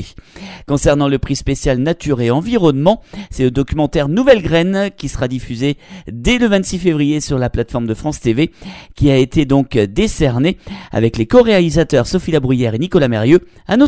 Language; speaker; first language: French; native; French